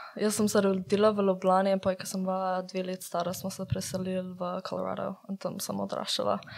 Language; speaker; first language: Slovenian; early bilingual, heritage; English